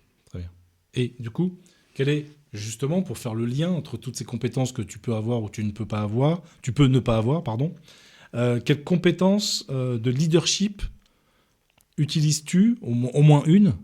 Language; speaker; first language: French; native; French